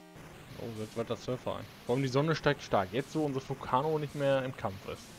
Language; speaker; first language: German; native; German